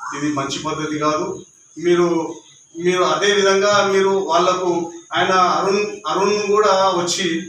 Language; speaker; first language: Telugu; non-native, local second language; Lambadi